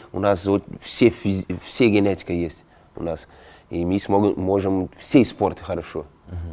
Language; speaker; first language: Russian; non-native, fluent; Portuguese